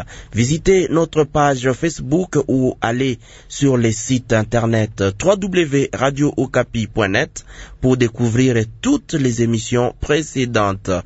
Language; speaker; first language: French; non-native, local second language; Lingala